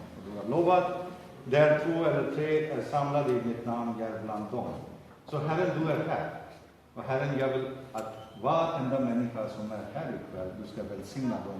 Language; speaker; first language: Swedish; non-native, fluent; Urdu